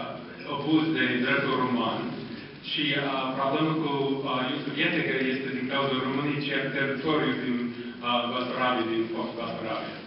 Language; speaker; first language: Romanian; non-native, fluent; English